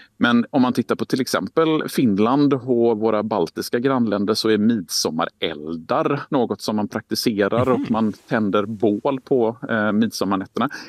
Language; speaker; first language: Swedish; native; Swedish